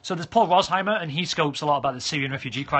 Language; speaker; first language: English; native; English